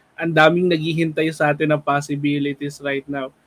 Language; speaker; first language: Filipino; native; Filipino